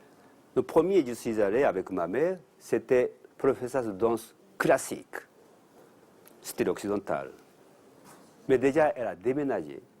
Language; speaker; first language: French; non-native, learner; Japanese